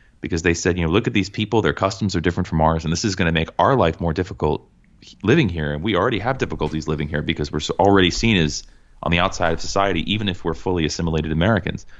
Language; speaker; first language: English; native; English